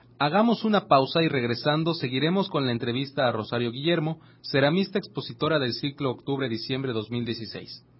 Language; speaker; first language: Spanish; native; Spanish